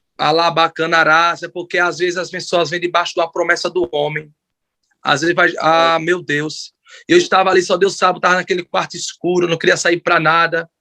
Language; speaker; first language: Portuguese; native; Portuguese